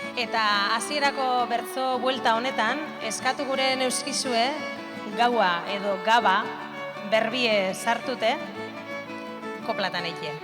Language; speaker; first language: Basque; native; Basque